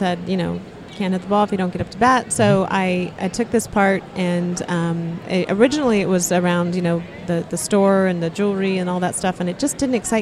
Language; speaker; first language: English; native; English